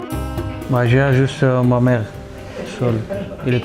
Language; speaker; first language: French; non-native, learner; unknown